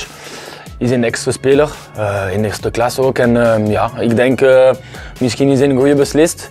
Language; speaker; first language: Dutch; non-native, learner; French